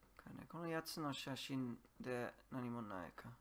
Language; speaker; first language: Japanese; non-native, learner; English